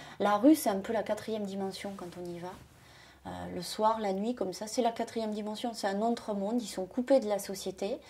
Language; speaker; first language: French; native; French